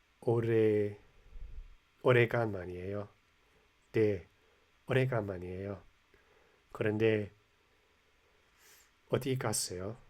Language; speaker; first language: Korean; non-native, learner; English